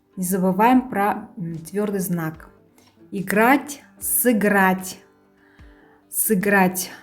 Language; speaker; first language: Russian; non-native, local second language; Kazakh